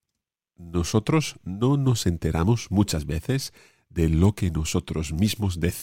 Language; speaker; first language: Spanish; non-native, fluent; English